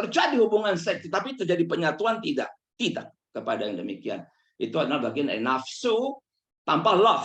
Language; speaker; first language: Indonesian; native; Indonesian